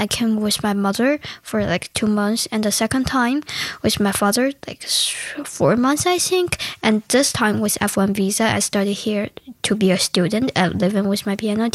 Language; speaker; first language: English; non-native, learner; Chinese